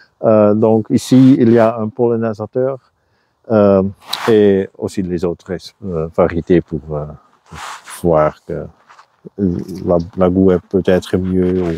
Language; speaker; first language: French; non-native, local second language; Dutch